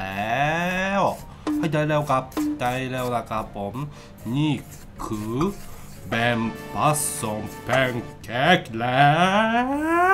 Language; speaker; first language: Thai; non-native, learner; Japanese